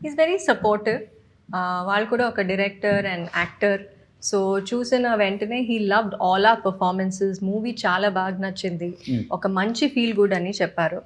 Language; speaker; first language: Telugu; non-native, local second language; Tamil